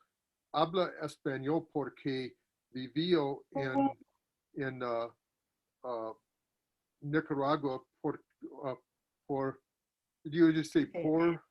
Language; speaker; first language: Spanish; non-native, learner; English